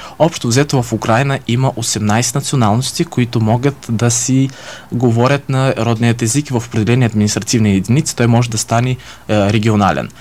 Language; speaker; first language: Bulgarian; early bilingual, heritage; Bulgarian